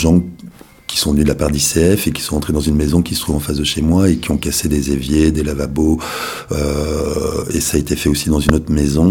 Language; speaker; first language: French; native; French